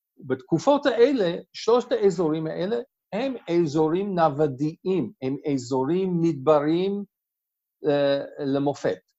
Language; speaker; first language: Hebrew; non-native, fluent; English